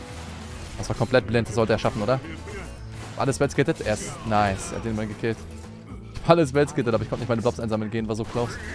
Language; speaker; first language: German; native; German